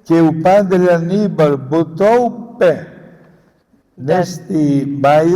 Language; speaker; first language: Portuguese; non-native, fluent; Italian